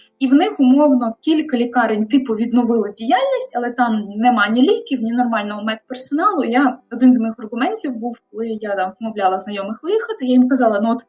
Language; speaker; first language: Ukrainian; non-native, local second language; Russian